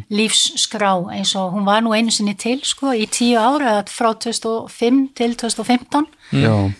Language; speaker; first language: Icelandic; non-native, fluent; Dutch